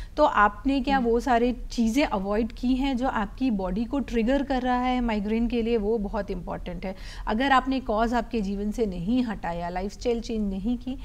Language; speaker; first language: Hindi; native; Hindi